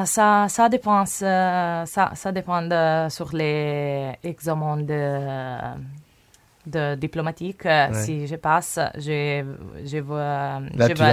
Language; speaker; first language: French; non-native, learner; Italian